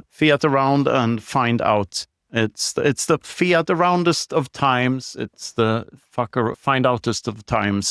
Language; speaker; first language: English; non-native, fluent; Swedish